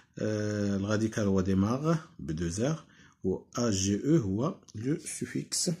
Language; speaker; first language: French; non-native, local second language; Arabic